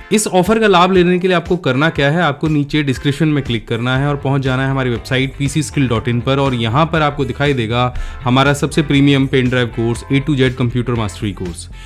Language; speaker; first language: Hindi; native; Hindi